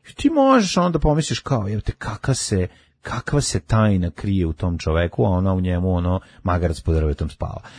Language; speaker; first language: Serbian; native; Serbian